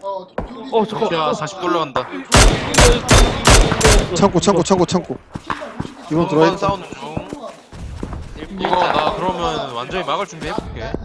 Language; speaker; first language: Korean; native; Korean